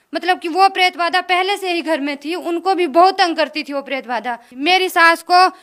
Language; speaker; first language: Hindi; native; Hindi